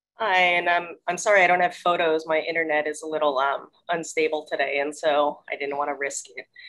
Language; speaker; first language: English; early bilingual, other home language; Korean